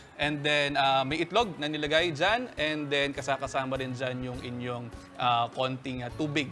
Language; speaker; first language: Filipino; native; Filipino